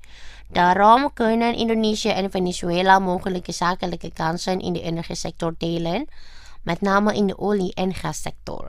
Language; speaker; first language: Dutch; non-native, learner; Indonesian